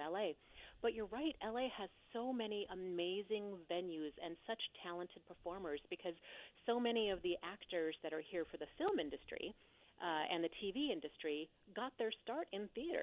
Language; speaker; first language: English; native; English